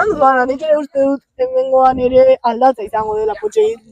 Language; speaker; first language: Basque; native; Basque